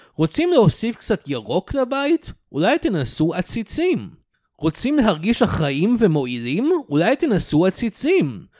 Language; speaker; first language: Hebrew; native; Hebrew